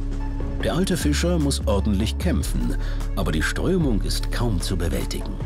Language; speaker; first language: German; native; German